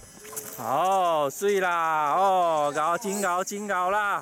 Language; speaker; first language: Chinese; native; Chinese